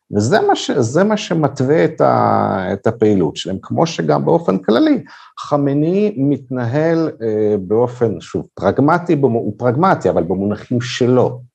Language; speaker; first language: Hebrew; non-native, fluent; Russian